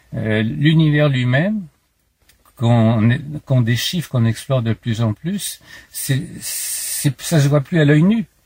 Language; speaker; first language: French; native; French